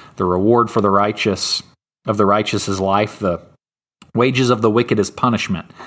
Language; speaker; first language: English; native; English